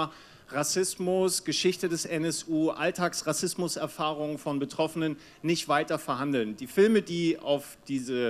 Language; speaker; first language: German; native; German